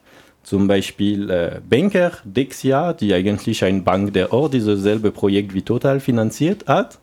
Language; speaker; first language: German; non-native, learner; French